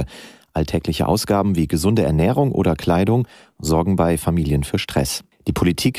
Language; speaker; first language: German; native; German